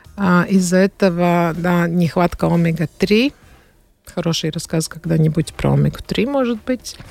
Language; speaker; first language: Russian; non-native, fluent; Latvian